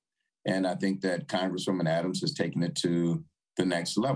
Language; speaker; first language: English; native; English